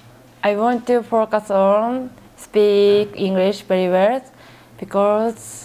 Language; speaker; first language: English; non-native, learner; Japanese